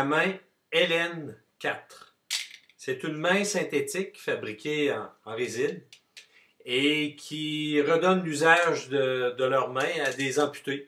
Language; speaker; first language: French; native; French